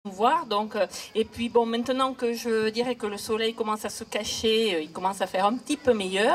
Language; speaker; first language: French; native; French